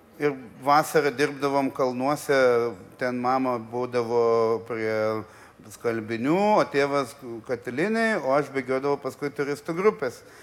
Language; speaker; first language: Lithuanian; early bilingual, other home language; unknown